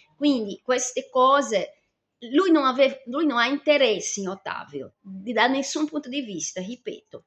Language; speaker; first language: Italian; non-native, fluent; Portuguese